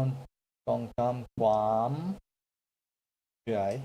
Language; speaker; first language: Thai; non-native, learner; Luxembourgish